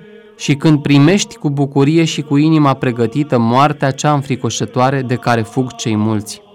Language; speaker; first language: Romanian; native; Romanian